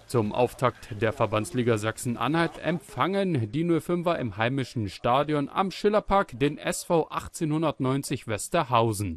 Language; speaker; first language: German; native; German